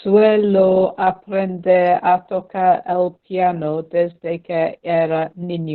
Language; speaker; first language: Spanish; non-native, learner; English